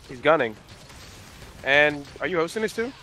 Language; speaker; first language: English; native; English